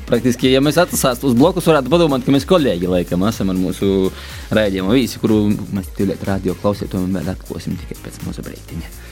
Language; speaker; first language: Latvian; native; Latvian